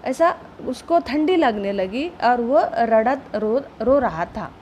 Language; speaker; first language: Hindi; non-native, local second language; Marathi